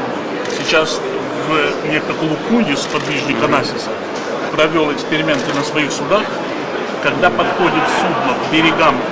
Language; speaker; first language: Russian; native; Russian